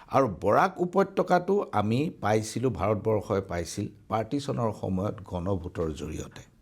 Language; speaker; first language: Assamese; native; Assamese